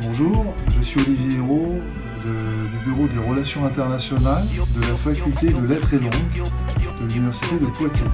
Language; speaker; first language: French; native; French